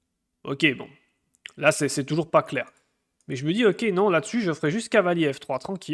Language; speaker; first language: French; native; French